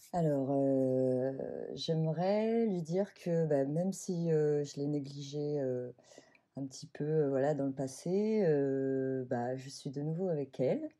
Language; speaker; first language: French; native; French